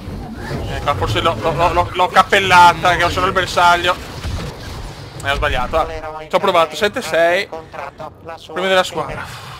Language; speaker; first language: Italian; native; Italian